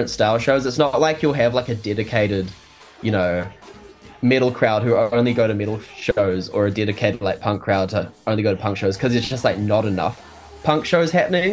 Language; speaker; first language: English; native; English